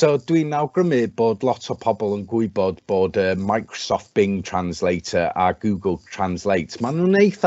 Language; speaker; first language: Welsh; non-native, local second language; English